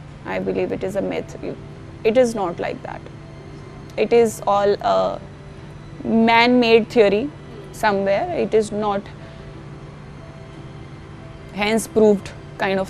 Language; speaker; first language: English; non-native, local second language; Hindi